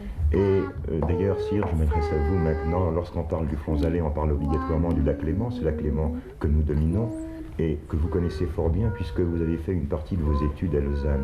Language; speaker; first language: French; native; French